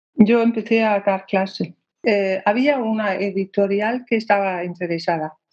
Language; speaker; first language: Spanish; non-native, fluent; Danish